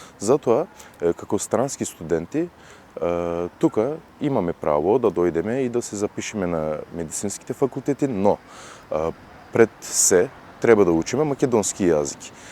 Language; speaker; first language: Macedonian; non-native, fluent; Turkish